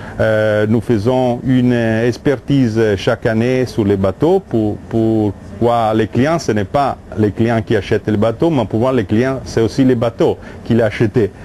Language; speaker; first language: French; non-native, learner; Italian